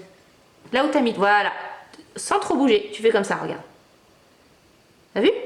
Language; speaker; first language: French; native; French